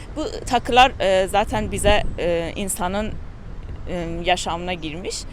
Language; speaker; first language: Turkish; non-native, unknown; Persian